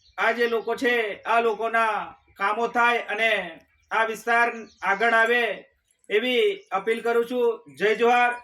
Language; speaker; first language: Gujarati; non-native, local second language; Rathawi